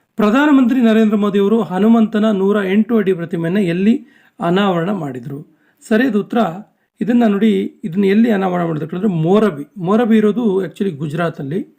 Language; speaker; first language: Kannada; native; Kannada